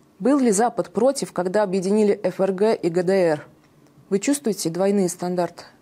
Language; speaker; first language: Russian; native; Russian